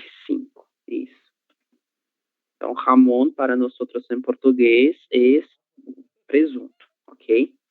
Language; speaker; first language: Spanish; non-native, fluent; Portuguese